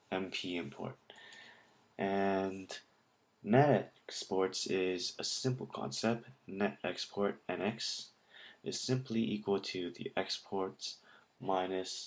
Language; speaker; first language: English; native; English